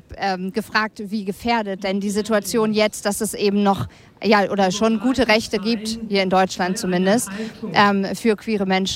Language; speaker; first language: German; native; German